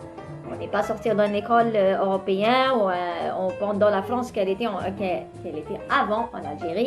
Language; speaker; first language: French; non-native, local second language; Arabic